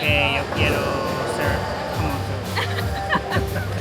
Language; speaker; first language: Spanish; non-native, learner; English